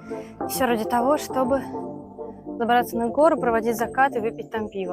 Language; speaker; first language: Russian; native; Russian